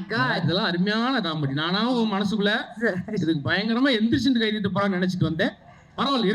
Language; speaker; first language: Tamil; native; Tamil